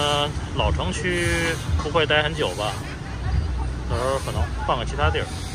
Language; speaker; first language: Chinese; native; Chinese